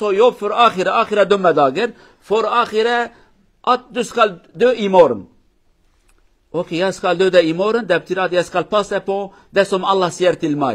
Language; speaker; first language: Norwegian; non-native, learner; Kurdish